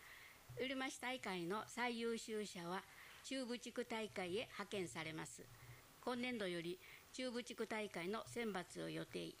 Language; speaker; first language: Japanese; native; Japanese